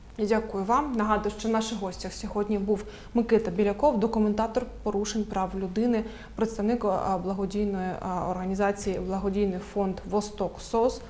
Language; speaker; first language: Ukrainian; native; Ukrainian